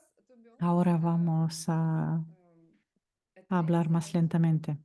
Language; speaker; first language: Spanish; non-native, fluent; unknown